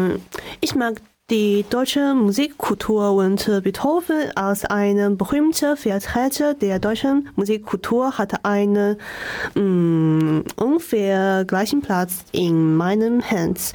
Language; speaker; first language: German; non-native, learner; Chinese